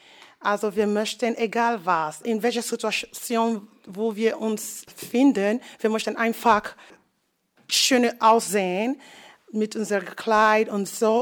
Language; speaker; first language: German; non-native, fluent; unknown